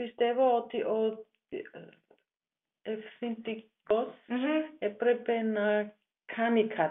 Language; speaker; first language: Greek; non-native, learner; German